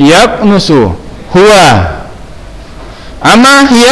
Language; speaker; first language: Arabic; non-native, fluent; Indonesian